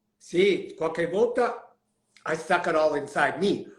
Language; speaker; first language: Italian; non-native, learner; English